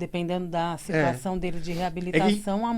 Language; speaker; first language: Portuguese; native; Portuguese